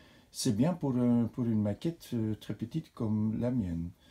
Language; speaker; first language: French; non-native, fluent; Dutch